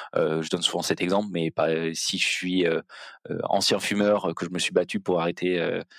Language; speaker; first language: French; native; French